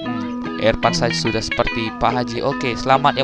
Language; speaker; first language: Indonesian; native; Indonesian